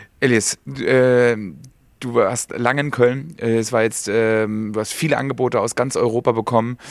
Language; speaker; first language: German; native; German